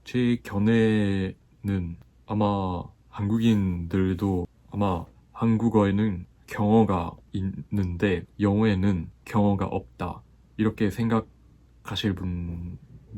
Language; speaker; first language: Korean; non-native, fluent; Japanese